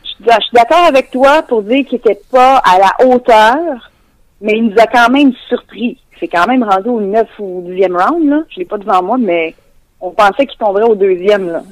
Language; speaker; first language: French; native; French